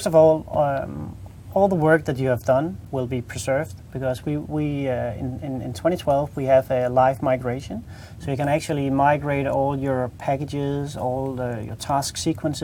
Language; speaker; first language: English; non-native, fluent; Danish